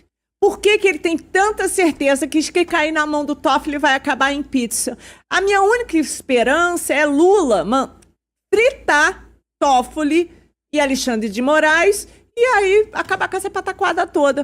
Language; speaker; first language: Portuguese; native; Portuguese